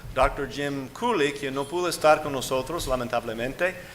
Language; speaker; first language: Spanish; non-native, fluent; English